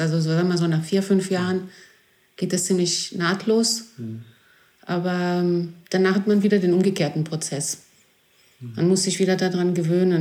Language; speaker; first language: German; non-native, fluent; Greek